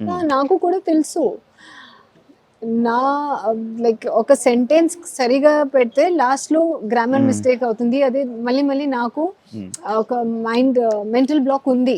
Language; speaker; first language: Telugu; non-native, learner; Hindi